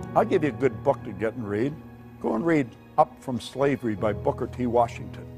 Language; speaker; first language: English; native; English